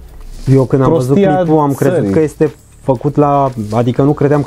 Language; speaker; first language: Romanian; native; Romanian